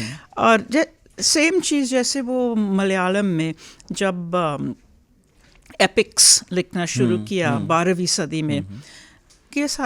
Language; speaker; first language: Hindi; early bilingual, heritage; Hindi